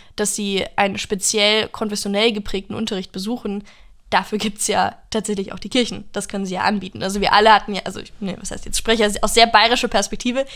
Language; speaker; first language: German; non-native, fluent; English